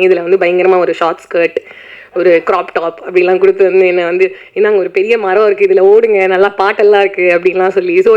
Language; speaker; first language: Tamil; native; Tamil